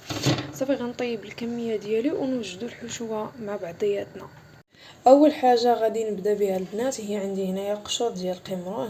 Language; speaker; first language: Arabic; native; Arabic